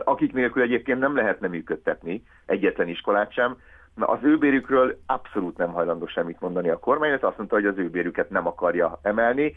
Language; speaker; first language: Hungarian; native; Hungarian